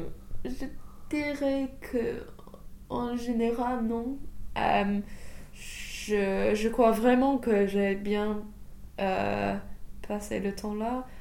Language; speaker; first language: French; non-native, fluent; English